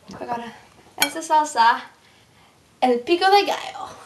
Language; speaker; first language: Spanish; non-native, learner; English